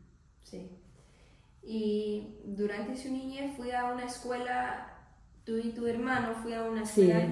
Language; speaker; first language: Spanish; non-native, learner; English